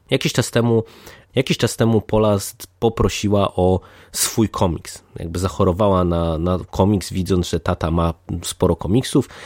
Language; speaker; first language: Polish; native; Polish